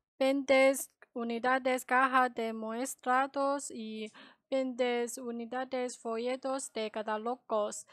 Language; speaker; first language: Spanish; non-native, learner; Chinese